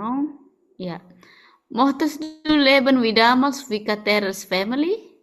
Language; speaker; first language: German; non-native, learner; Indonesian